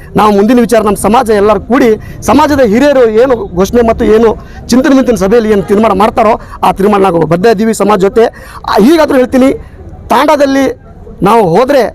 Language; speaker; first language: Kannada; non-native, local second language; Lambadi